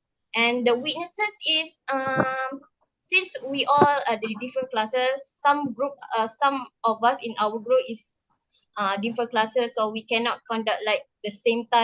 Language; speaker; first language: English; non-native, local second language; Malay